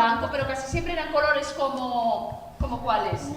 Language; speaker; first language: Spanish; native; Spanish